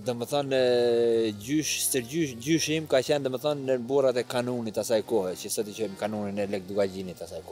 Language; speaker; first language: Albanian; early bilingual, heritage; Albanian